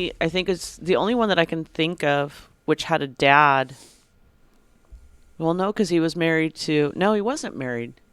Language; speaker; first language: English; native; English